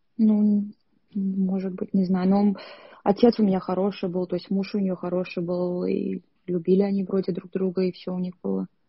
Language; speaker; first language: Russian; native; Russian